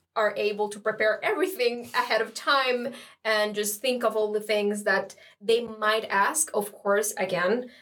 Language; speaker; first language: English; non-native, fluent; Spanish